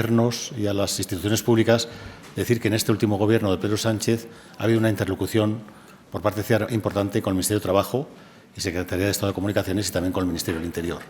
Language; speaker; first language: Spanish; native; Spanish